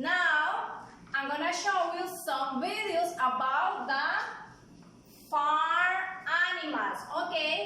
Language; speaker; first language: English; non-native, fluent; Spanish